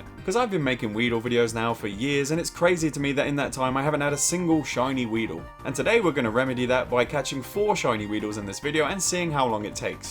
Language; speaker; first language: English; native; English